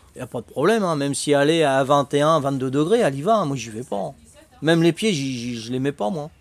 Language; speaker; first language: French; native; French